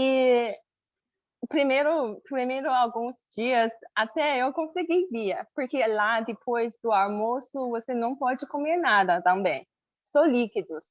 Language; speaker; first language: Portuguese; non-native, learner; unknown